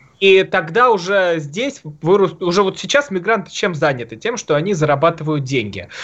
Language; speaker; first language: Russian; native; Russian